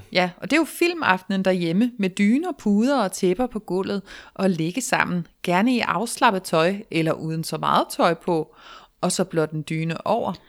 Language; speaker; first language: Danish; native; Danish